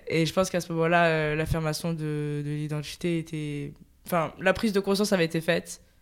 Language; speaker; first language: French; native; French